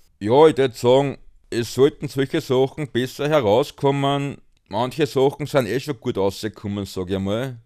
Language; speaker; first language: German; native; German